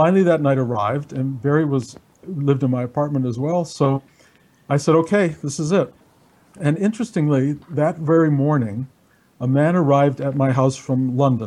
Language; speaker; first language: English; native; English